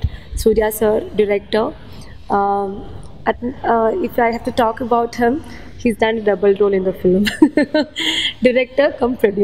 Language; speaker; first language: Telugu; non-native, local second language; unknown